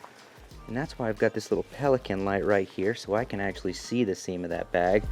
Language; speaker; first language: English; native; English